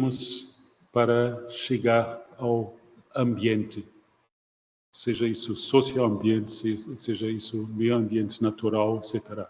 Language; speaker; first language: Portuguese; non-native, fluent; German